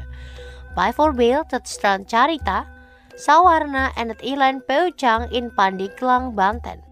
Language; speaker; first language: Dutch; non-native, fluent; Indonesian